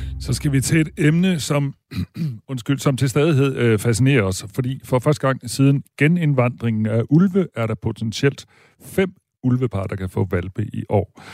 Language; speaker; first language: Danish; native; Danish